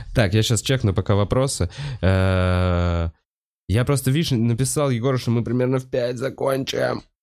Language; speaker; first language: Russian; native; Russian